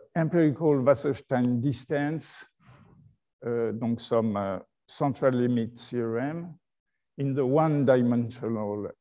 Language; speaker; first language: English; non-native, fluent; French